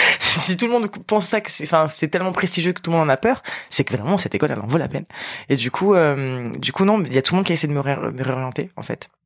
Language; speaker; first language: French; early bilingual, other home language; Arabic